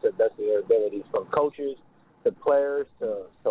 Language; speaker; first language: English; early bilingual, other home language; Lingala